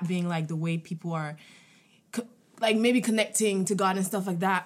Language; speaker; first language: English; non-native, fluent; French